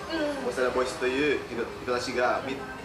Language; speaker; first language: Japanese; non-native, fluent; Indonesian